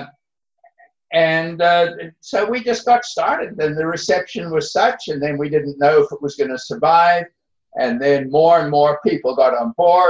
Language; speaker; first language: English; native; English